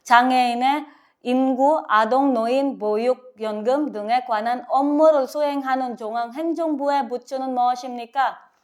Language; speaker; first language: Korean; non-native, learner; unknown